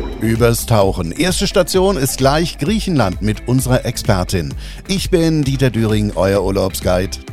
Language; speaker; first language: German; native; German